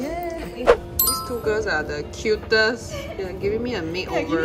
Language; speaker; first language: English; non-native, local second language; Chinese